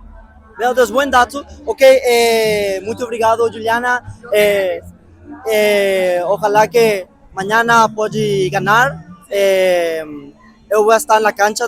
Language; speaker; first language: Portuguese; non-native, learner; Spanish